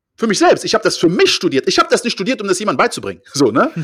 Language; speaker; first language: German; early bilingual, other home language; French